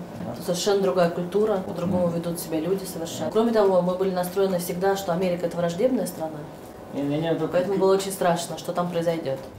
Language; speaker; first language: Russian; native; Russian